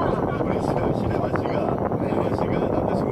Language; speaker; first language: Korean; native; Korean